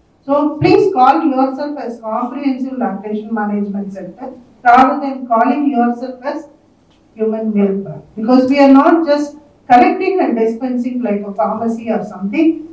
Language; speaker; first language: English; non-native, local second language; Tamil